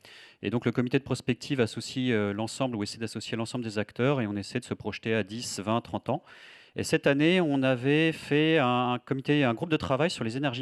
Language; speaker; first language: French; native; French